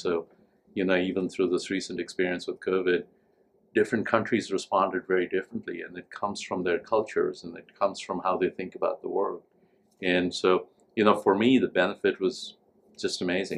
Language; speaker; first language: English; non-native, local second language; Hindi